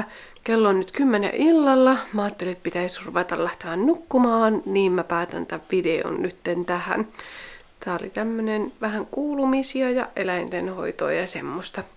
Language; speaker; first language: Finnish; native; Finnish